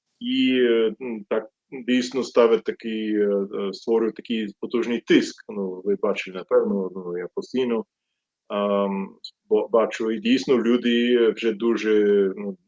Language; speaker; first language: Ukrainian; non-native, fluent; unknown